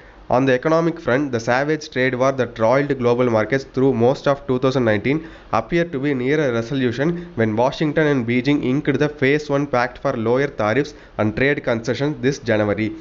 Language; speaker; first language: English; non-native, local second language; Tamil